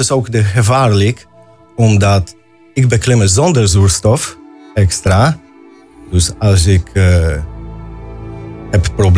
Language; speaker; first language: Dutch; non-native, learner; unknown